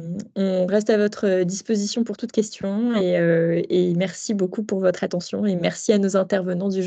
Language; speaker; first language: French; native; French